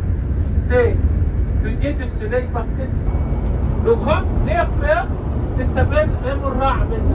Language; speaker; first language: French; non-native, learner; Arabic